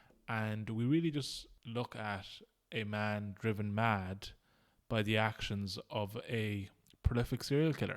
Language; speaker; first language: English; native; English